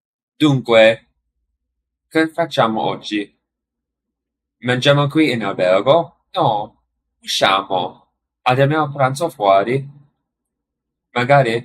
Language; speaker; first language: Italian; non-native, learner; English